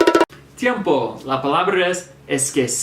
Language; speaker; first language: Spanish; non-native, fluent; English